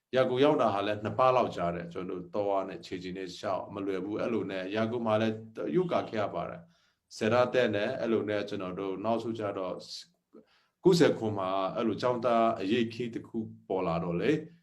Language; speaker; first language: Burmese; non-native, local second language; Hakha Chin